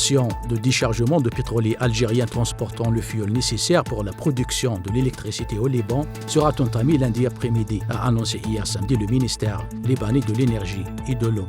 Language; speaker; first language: French; non-native, local second language; Arabic